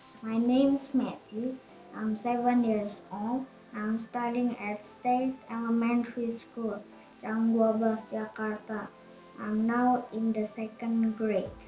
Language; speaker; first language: English; non-native, learner; Indonesian